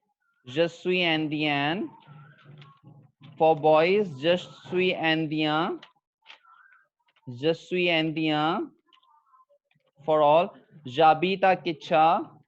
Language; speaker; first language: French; non-native, fluent; Hindi